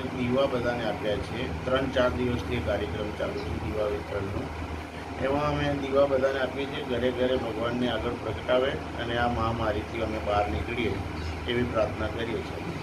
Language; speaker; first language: Gujarati; non-native, local second language; Sindhi